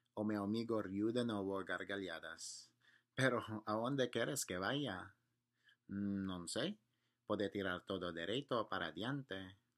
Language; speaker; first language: Galician; non-native, learner; English